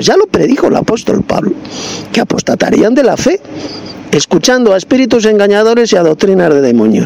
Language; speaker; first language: Spanish; native; Spanish